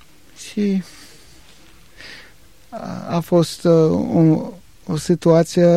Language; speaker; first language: Romanian; non-native, learner; English